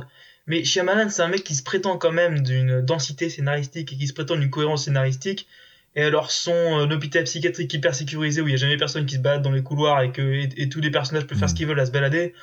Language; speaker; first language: French; native; French